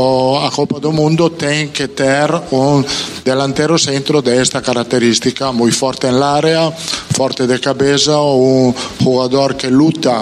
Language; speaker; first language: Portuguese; non-native, learner; Italian